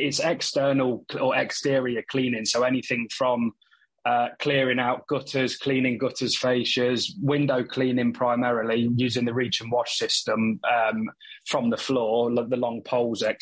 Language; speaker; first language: English; native; English